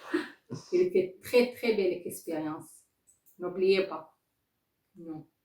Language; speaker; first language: French; non-native, learner; Arabic